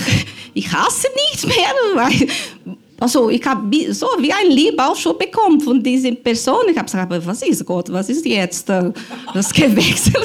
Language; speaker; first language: German; non-native, learner; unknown